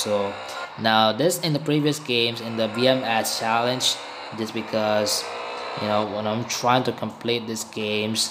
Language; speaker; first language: English; non-native, learner; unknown